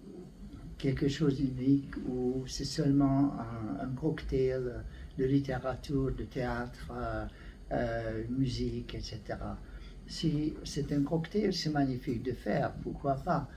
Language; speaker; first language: French; non-native, learner; Hungarian